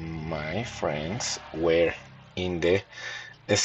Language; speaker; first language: English; non-native, fluent; Spanish